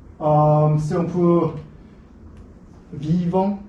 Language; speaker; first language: French; non-native, learner; Korean